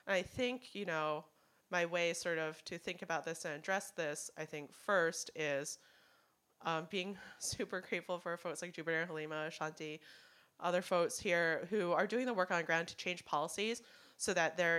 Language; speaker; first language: English; non-native, local second language; Cantonese